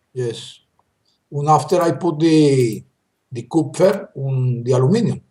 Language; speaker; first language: English; non-native, learner; Spanish